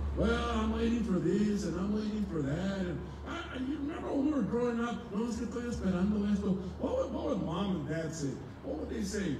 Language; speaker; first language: English; early bilingual, other home language; Spanish